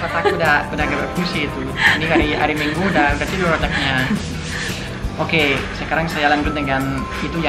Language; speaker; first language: Indonesian; non-native, fluent; French